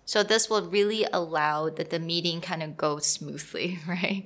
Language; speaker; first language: English; non-native, fluent; Chinese